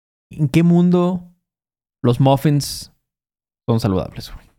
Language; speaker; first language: Spanish; native; Spanish